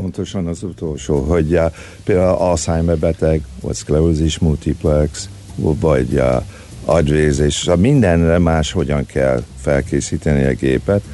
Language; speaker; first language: Hungarian; early bilingual, heritage; Hungarian